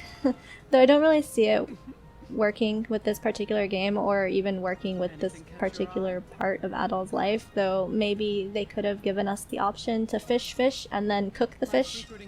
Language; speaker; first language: English; native; English